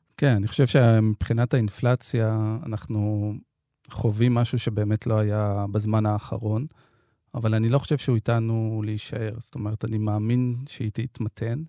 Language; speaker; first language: Hebrew; native; Hebrew